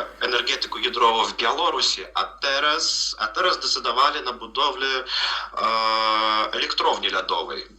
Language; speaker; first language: Polish; non-native, learner; Russian